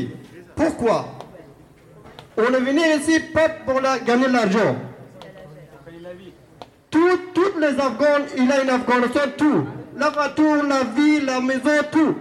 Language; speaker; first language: French; non-native, learner; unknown